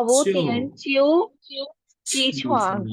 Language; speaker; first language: Chinese; non-native, learner; Urdu